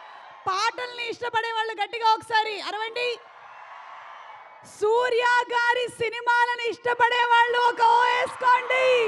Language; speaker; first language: Telugu; native; Telugu